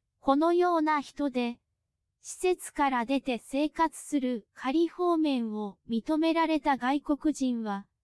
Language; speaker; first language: Japanese; non-native, fluent; Cantonese